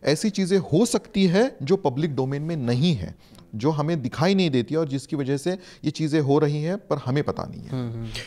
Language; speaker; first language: Hindi; non-native, local second language; Marathi